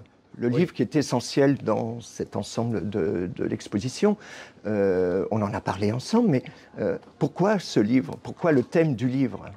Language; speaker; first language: French; native; French